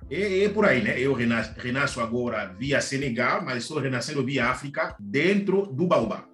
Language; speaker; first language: Portuguese; non-native, fluent; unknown